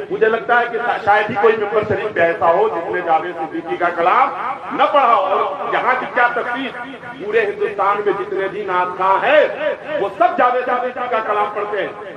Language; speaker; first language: Urdu; native; Urdu